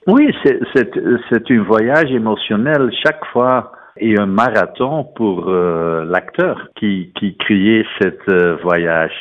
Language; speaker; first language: French; non-native, fluent; Dutch